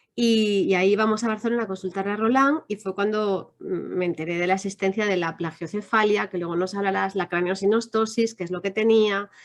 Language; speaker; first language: Spanish; native; Spanish